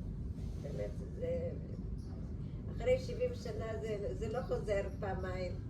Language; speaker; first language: Hebrew; early bilingual, other home language; Bulgarian